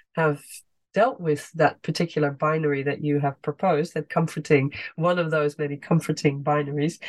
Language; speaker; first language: English; non-native, fluent; Dutch